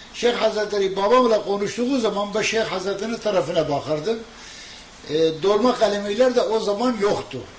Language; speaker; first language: Turkish; non-native, local second language; Kurdish